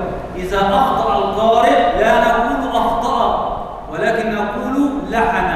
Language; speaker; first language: Arabic; native; Arabic